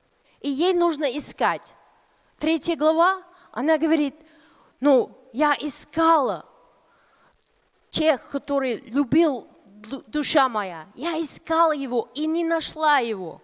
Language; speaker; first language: Russian; non-native, fluent; English